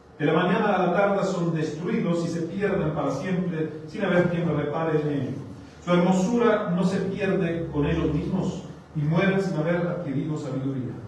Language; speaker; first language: Spanish; non-native, fluent; German